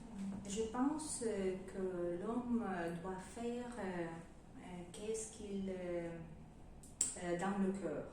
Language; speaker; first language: French; non-native, learner; Russian